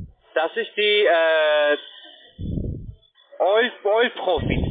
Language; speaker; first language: German; non-native, learner; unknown